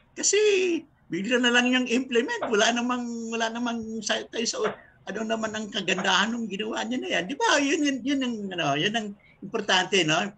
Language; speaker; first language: Filipino; native; Filipino